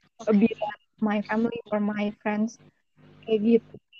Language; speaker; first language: English; non-native, fluent; Indonesian